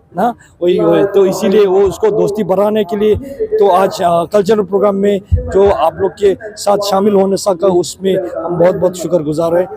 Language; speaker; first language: Hindi; non-native, fluent; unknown